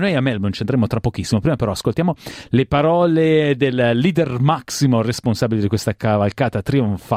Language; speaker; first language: Italian; native; Italian